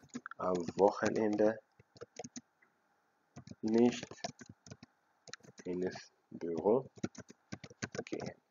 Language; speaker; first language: German; non-native, fluent; Amharic